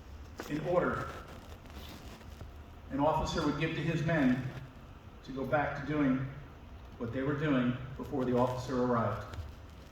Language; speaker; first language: English; native; English